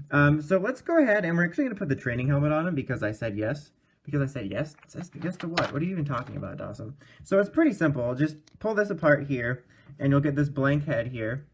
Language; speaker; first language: English; native; English